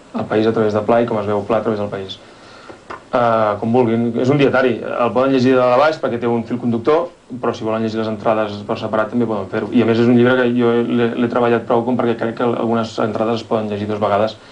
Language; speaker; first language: Catalan; native; Catalan